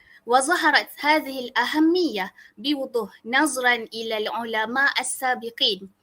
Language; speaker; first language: Arabic; non-native, learner; Malay